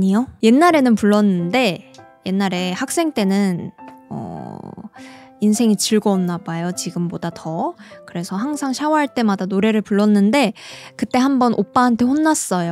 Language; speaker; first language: Korean; native; Korean